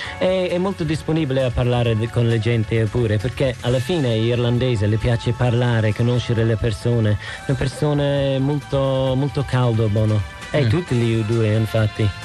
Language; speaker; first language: Italian; non-native, fluent; English